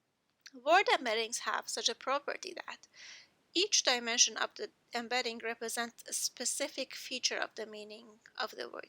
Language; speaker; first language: English; non-native, fluent; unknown